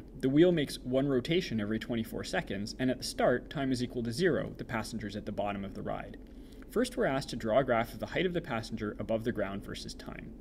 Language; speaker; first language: English; native; English